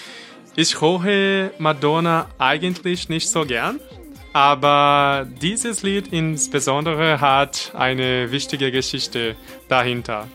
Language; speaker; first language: German; non-native, learner; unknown